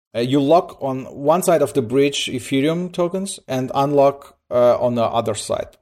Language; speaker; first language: English; early bilingual, other home language; Russian